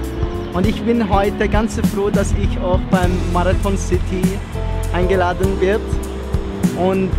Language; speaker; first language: German; non-native, learner; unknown